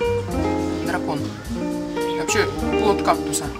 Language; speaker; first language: Russian; native; Russian